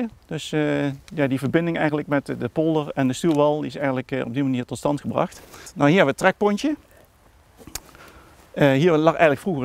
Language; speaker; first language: Dutch; native; Dutch